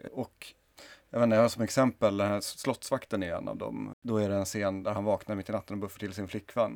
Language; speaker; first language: Swedish; native; Swedish